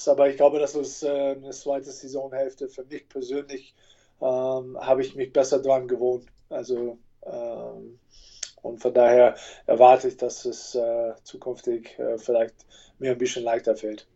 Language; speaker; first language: German; non-native, fluent; English